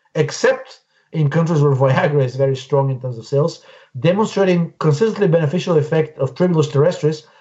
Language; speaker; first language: English; non-native, fluent; Bulgarian